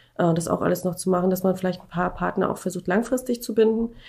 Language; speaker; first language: German; native; German